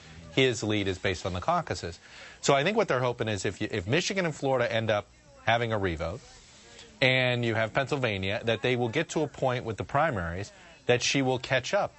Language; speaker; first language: English; native; English